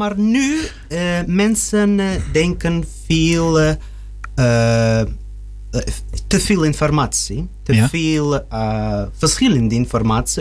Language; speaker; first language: Dutch; non-native, learner; Russian